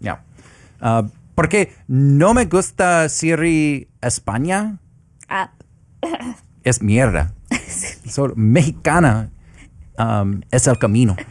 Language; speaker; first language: Spanish; non-native, learner; English